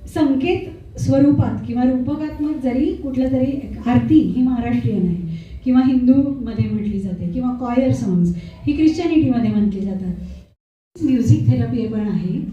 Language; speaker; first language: Marathi; native; Marathi